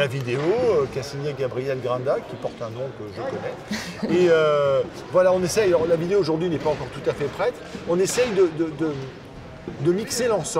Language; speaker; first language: French; native; French